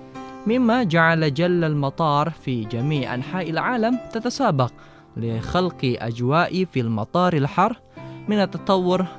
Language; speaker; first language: Arabic; non-native, fluent; Indonesian